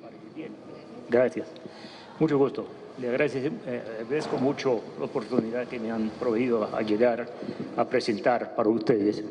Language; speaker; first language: Spanish; non-native, fluent; English